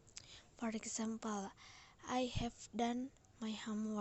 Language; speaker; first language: English; non-native, learner; Indonesian